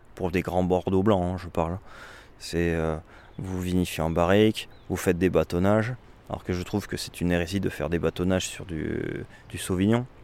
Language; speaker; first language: French; native; French